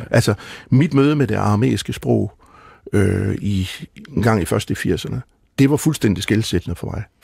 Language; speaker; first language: Danish; native; Danish